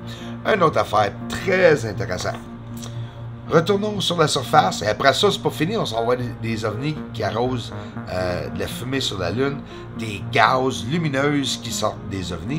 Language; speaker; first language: French; native; French